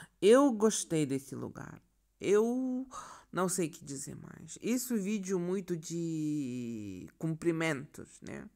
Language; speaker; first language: Portuguese; non-native, learner; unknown